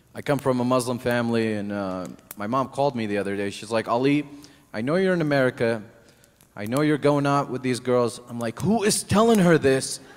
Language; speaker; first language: English; non-native, fluent; Arabic